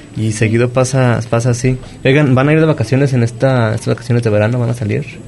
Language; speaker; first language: Spanish; native; Spanish